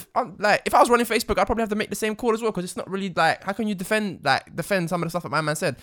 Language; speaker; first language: English; native; English